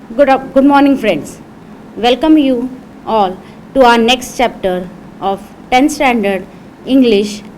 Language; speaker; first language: English; non-native, local second language; Marathi